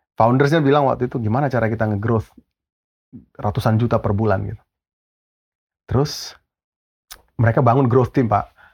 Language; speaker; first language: Indonesian; native; Indonesian